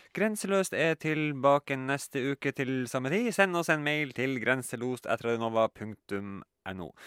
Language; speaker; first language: Norwegian; native; Norwegian